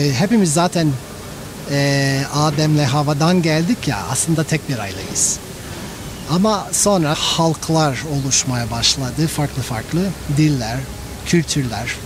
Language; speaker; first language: Turkish; non-native, fluent; English